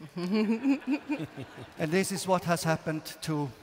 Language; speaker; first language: English; non-native, fluent; Icelandic